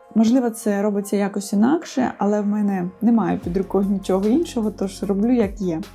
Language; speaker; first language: Ukrainian; non-native, local second language; Russian